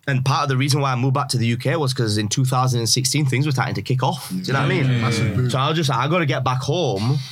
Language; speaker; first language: English; early bilingual, other home language; Urdu